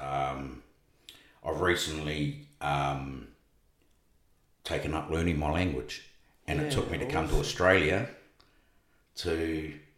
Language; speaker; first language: English; native; English